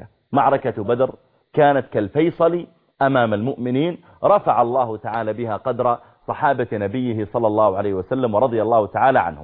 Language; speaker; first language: Arabic; native; Arabic